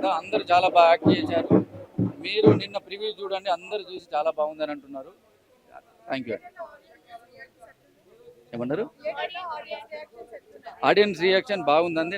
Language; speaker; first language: Telugu; native; Telugu